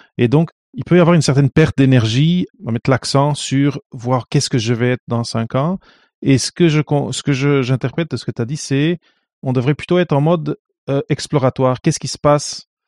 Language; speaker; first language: French; non-native, fluent; Portuguese